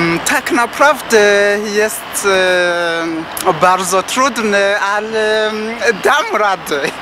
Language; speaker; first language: Polish; non-native, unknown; Rundi